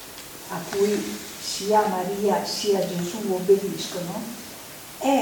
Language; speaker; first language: Italian; native; Italian